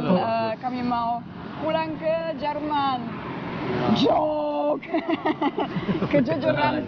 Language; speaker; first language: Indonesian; non-native, learner; German